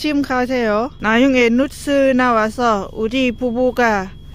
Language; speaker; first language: Korean; non-native, learner; Lao